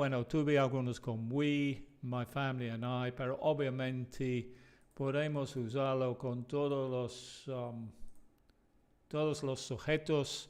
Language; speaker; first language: Spanish; non-native, fluent; English